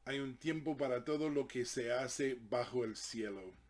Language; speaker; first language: Spanish; non-native, fluent; English